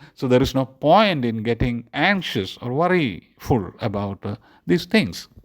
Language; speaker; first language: English; non-native, local second language; Malayalam